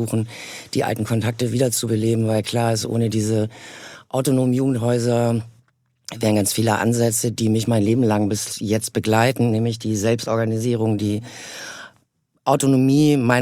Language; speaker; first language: German; native; German